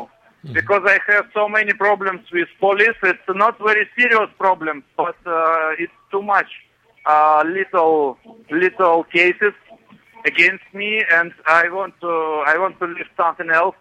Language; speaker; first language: English; non-native, learner; Russian